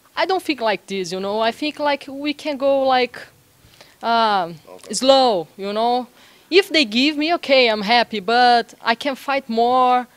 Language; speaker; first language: English; non-native, learner; Portuguese